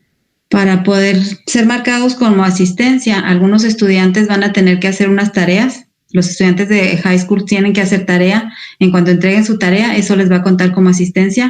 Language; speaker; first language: Spanish; native; Spanish